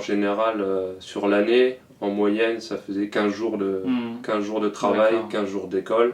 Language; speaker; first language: French; native; French